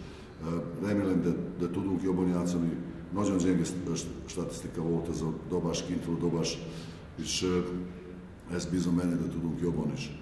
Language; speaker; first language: Hungarian; non-native, learner; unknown